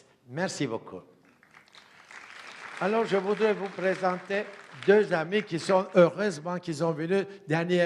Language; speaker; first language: French; non-native, fluent; Turkish